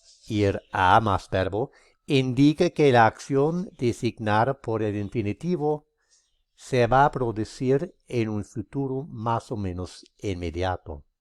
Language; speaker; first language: Spanish; non-native, fluent; English